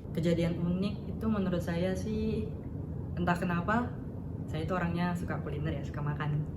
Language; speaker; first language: Indonesian; native; Indonesian